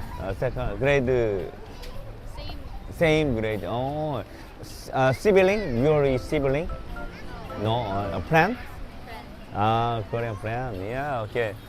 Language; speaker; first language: English; non-native, learner; Korean